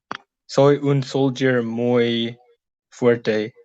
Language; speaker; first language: Spanish; non-native, learner; English